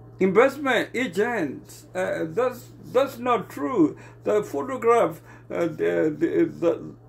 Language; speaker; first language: English; non-native, learner; Burmese